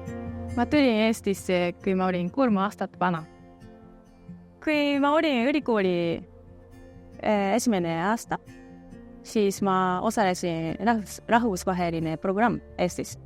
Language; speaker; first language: Estonian; non-native, learner; Japanese